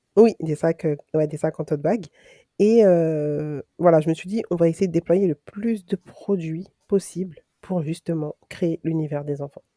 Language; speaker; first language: French; native; French